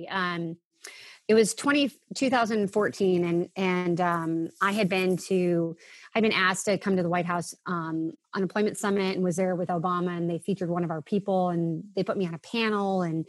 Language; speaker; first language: English; native; English